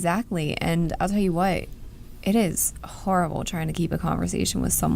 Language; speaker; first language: English; native; English